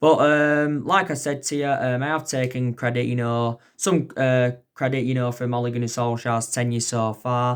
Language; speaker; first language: English; native; English